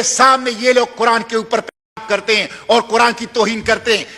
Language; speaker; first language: Urdu; non-native, local second language; Pashto